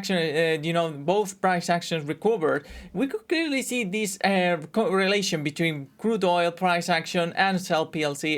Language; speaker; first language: English; non-native, fluent; Spanish